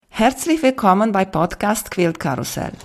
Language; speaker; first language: German; non-native, fluent; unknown